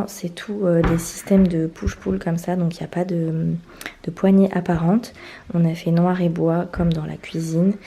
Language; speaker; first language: French; native; French